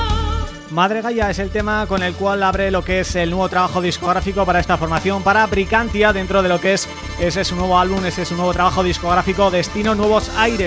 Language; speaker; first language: Spanish; native; Spanish